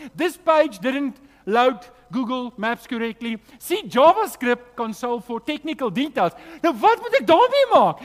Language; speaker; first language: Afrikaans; native; Afrikaans